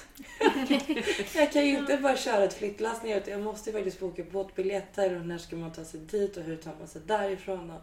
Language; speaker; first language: Swedish; native; Swedish